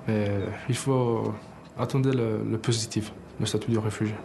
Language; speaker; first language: French; early bilingual, other home language; Albanian